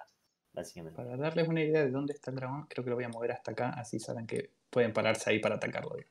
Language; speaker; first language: Spanish; native; Spanish